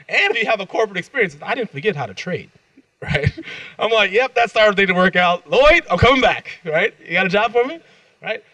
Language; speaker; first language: English; native; English